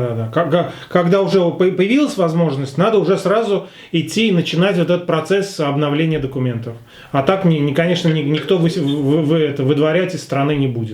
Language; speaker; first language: Russian; native; Russian